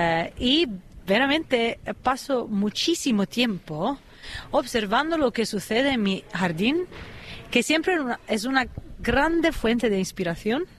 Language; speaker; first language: Spanish; non-native, fluent; Italian